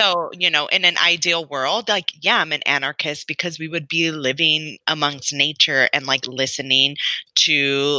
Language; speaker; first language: English; native; English